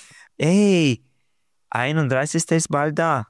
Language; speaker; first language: German; non-native, learner; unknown